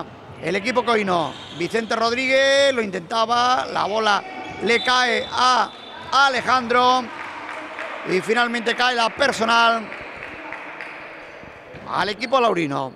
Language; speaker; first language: Spanish; native; Spanish